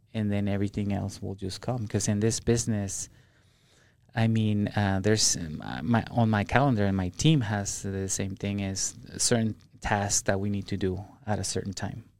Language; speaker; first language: English; non-native, fluent; Spanish